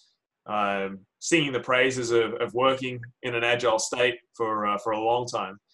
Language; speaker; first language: English; native; English